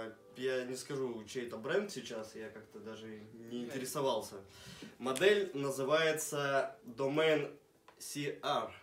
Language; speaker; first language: Russian; native; Russian